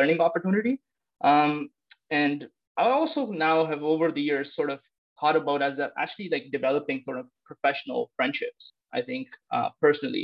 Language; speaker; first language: English; non-native, local second language; Punjabi